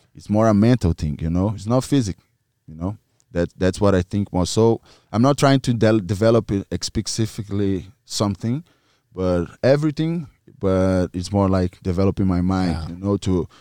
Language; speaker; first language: English; non-native, fluent; Portuguese